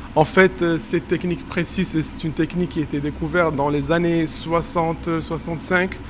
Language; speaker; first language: French; non-native, local second language; Arabic